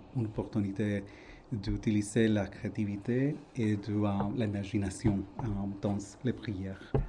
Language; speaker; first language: French; non-native, learner; Spanish